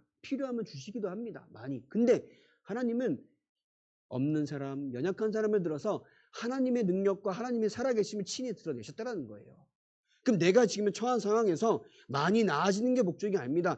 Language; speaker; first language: Korean; native; Korean